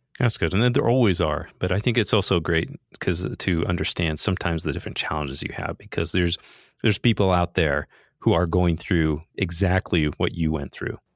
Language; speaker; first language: English; native; English